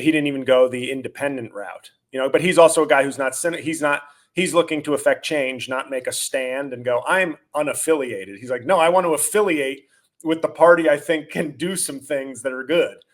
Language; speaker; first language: English; native; English